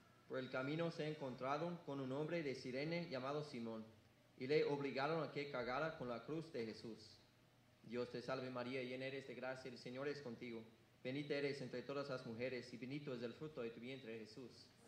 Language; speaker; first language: Spanish; non-native, fluent; English